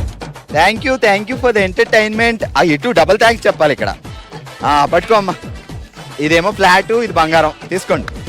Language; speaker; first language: Telugu; native; Telugu